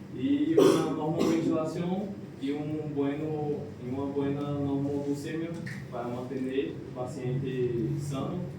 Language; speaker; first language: Portuguese; non-native, learner; Spanish